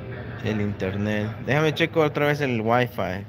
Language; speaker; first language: Spanish; early bilingual, heritage; Spanish